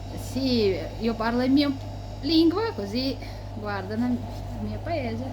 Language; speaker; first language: Italian; non-native, learner; Kazakh